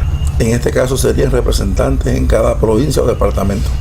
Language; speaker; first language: Spanish; native; Spanish